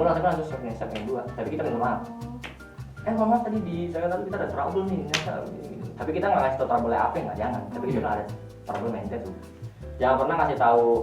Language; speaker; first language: Indonesian; native; Indonesian